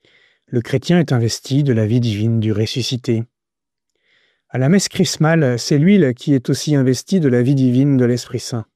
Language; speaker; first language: French; native; French